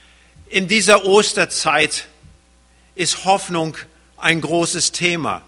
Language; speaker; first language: German; early bilingual, heritage; German